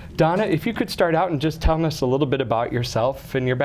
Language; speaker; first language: English; native; English